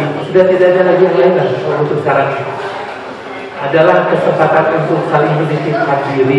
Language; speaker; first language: Indonesian; non-native, local second language; Sundanese